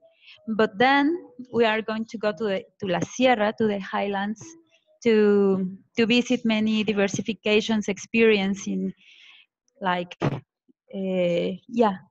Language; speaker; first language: English; non-native, fluent; Spanish